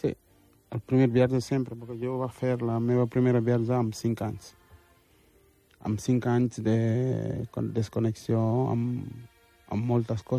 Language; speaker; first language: Catalan; non-native, fluent; Wolof